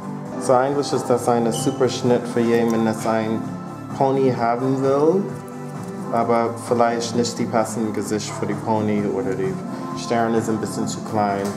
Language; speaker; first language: German; non-native, fluent; English